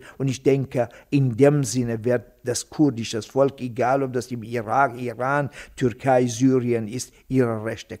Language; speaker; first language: German; non-native, fluent; Kurdish